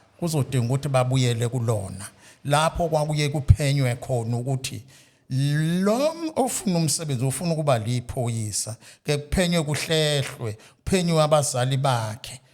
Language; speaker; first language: Zulu; native; Zulu